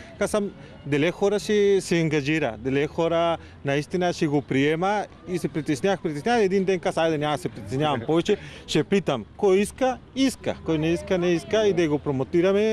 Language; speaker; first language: Bulgarian; non-native, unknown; Spanish